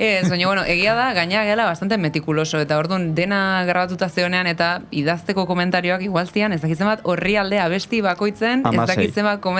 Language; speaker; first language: Basque; native; Basque